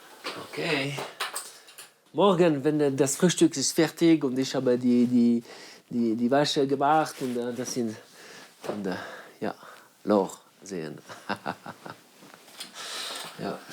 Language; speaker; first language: German; non-native, learner; French